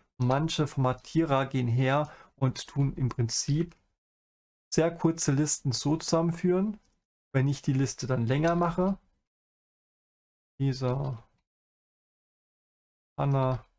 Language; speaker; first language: German; native; German